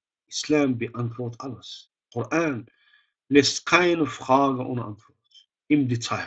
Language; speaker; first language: German; non-native, fluent; Arabic